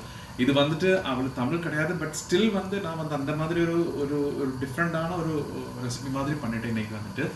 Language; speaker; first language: Tamil; non-native, learner; Malayalam